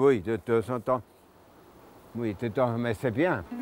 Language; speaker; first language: French; non-native, local second language; German